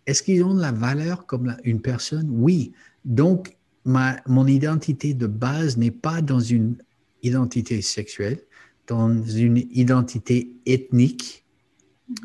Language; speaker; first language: French; non-native, fluent; English